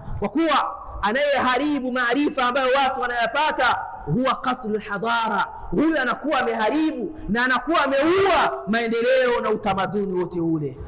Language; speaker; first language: Swahili; native; Swahili